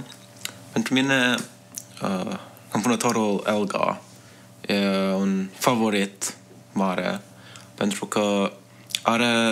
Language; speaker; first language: Romanian; early bilingual, heritage; Romanian